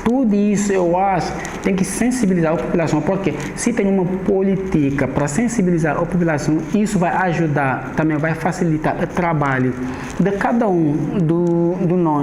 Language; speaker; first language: Portuguese; non-native, fluent; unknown